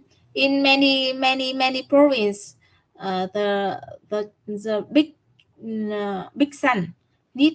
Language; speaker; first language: English; non-native, learner; Vietnamese